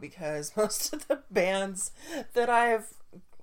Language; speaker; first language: English; native; English